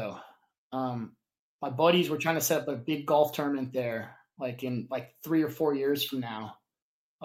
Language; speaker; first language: English; native; English